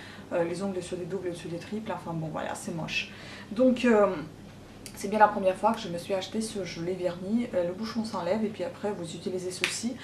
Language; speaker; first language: French; non-native, fluent; Russian